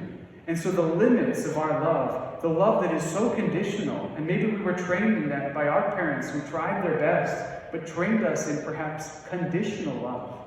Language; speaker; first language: English; native; English